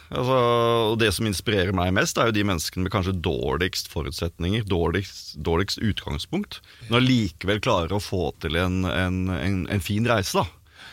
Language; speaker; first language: Norwegian; native; Norwegian